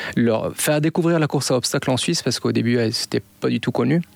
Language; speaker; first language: French; non-native, local second language; Arabic